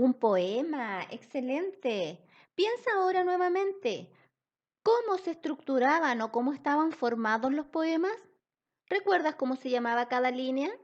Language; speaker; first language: Spanish; native; Spanish